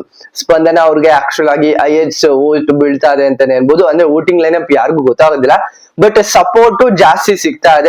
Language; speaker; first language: Kannada; native; Kannada